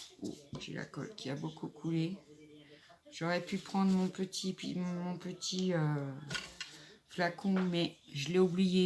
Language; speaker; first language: French; native; French